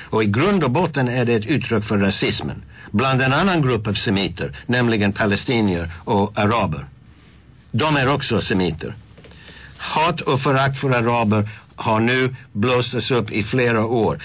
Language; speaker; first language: Swedish; non-native, fluent; English